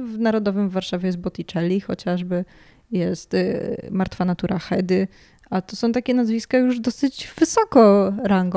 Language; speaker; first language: Polish; native; Polish